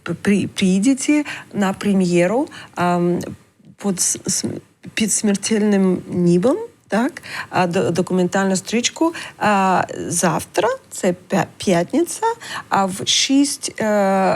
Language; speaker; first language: Ukrainian; non-native, learner; English